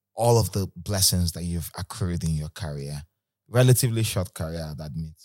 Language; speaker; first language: English; non-native, local second language; Igbo